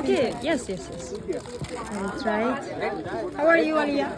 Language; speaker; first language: English; non-native, learner; Kazakh